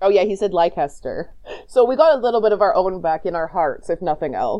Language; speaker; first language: English; native; English